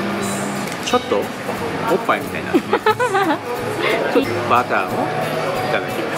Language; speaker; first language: Japanese; native; Japanese